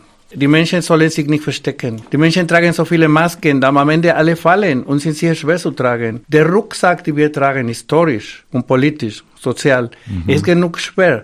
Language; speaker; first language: German; non-native, fluent; Spanish